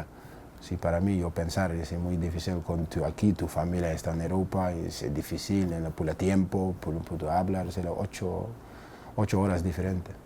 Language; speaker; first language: Spanish; non-native, learner; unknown